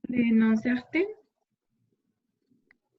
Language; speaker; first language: French; non-native, learner; Spanish